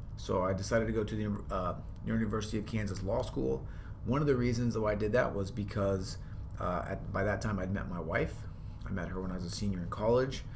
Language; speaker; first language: English; native; English